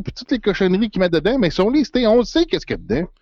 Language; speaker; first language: French; native; French